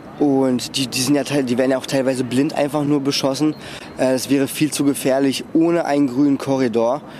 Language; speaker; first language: German; early bilingual, other home language; Russian